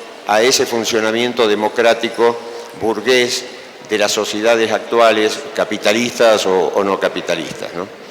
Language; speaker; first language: Spanish; non-native, fluent; Portuguese